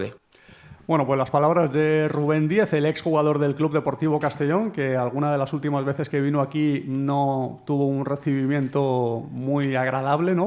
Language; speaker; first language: Spanish; native; Spanish